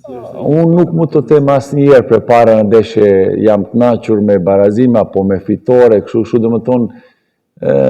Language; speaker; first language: Albanian; non-native, learner; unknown